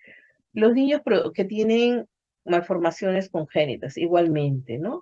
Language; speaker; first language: Spanish; native; Spanish